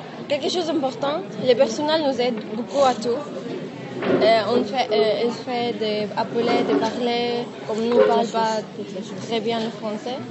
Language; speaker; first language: French; non-native, learner; Arabic